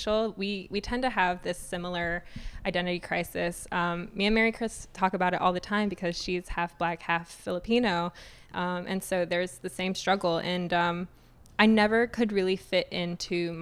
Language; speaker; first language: English; native; English